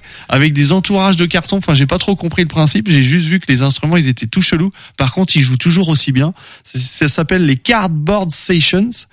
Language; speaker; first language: French; native; French